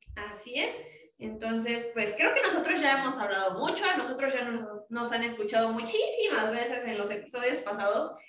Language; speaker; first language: Spanish; native; Spanish